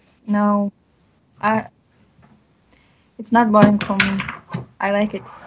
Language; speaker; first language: English; non-native, learner; Bashkir